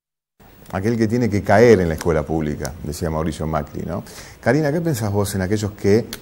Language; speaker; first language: Spanish; native; Spanish